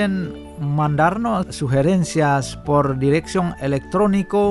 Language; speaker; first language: Spanish; non-native, fluent; Indonesian